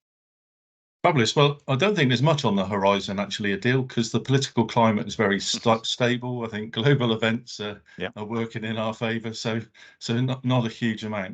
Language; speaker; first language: English; native; English